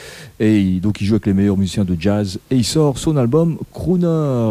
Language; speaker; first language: French; native; French